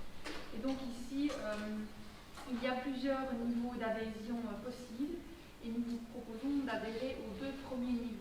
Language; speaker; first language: French; native; French